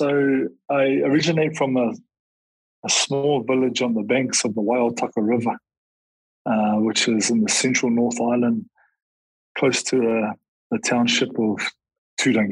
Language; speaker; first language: English; native; English